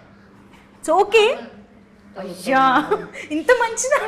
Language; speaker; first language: Telugu; native; Telugu